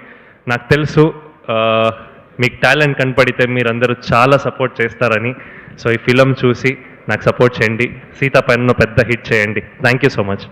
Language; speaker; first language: Telugu; non-native, learner; Kannada